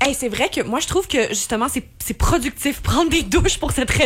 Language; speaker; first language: French; native; French